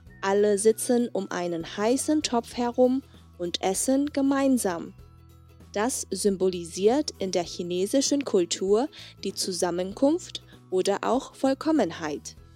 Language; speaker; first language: German; non-native, fluent; Chinese